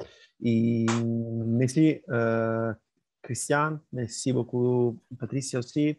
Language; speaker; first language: French; non-native, learner; Spanish